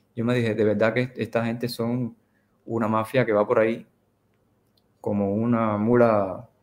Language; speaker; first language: Spanish; native; Spanish